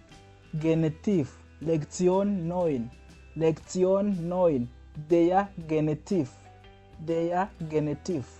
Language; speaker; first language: German; non-native, fluent; Kinyarwanda